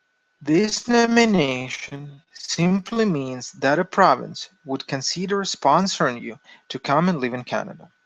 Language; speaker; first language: English; non-native, fluent; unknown